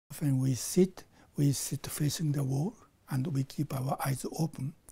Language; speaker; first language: English; non-native, fluent; Japanese